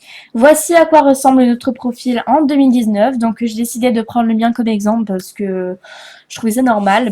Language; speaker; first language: French; native; French